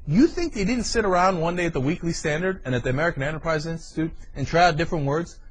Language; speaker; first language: English; native; English